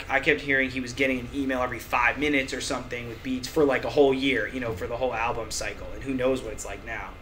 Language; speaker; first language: English; native; English